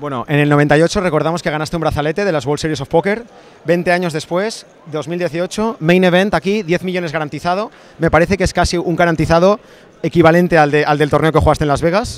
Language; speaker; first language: Spanish; native; Spanish